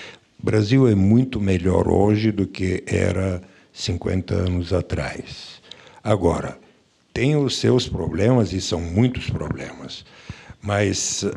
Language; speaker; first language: Portuguese; non-native, fluent; Bulgarian